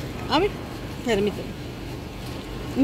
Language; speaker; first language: Spanish; native; Spanish